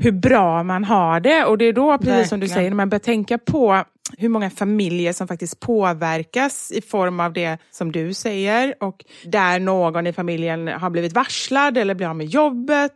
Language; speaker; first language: Swedish; native; Swedish